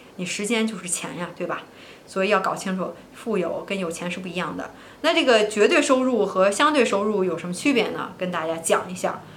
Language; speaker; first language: Chinese; native; Chinese